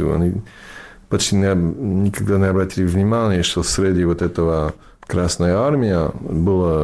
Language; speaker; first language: Russian; non-native, fluent; English